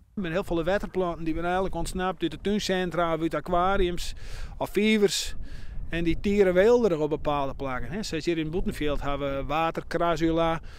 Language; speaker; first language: Dutch; non-native, local second language; Western Frisian